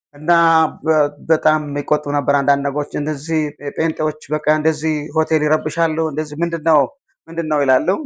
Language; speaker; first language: Amharic; non-native, local second language; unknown